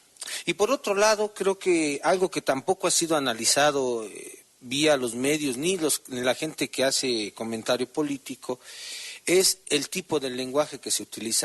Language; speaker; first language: Spanish; native; Spanish